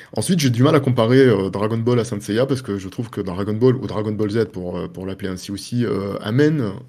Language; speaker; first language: French; early bilingual, other home language; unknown